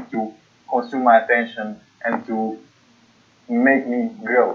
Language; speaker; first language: English; non-native, fluent; Romanian